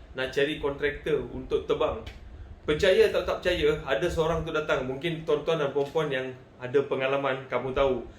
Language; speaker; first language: Malay; non-native, local second language; Tamil